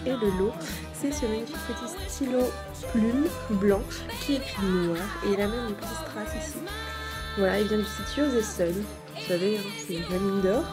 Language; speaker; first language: French; native; French